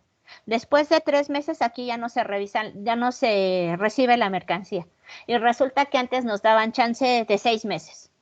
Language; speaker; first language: Spanish; native; Spanish